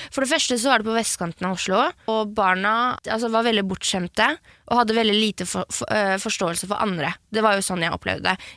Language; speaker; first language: Norwegian; early bilingual, other home language; French